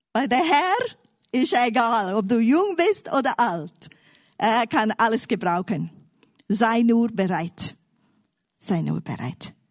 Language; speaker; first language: German; non-native, fluent; English